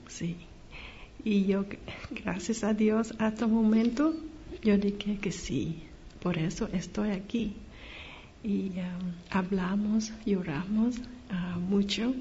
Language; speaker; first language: Spanish; non-native, learner; Vietnamese